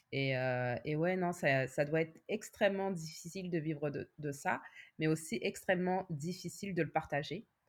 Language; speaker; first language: French; native; French